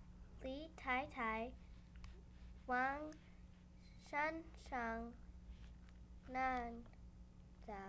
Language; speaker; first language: Chinese; non-native, learner; English